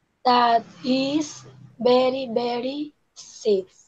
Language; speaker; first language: English; non-native, learner; Spanish